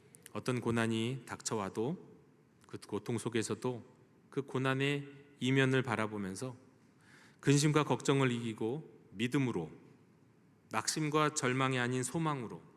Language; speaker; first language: Korean; native; Korean